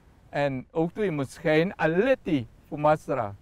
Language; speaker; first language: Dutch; non-native, local second language; Sranan Tongo